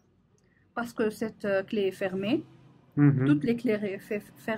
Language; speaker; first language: French; non-native, learner; Arabic